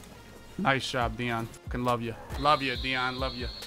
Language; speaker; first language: English; native; English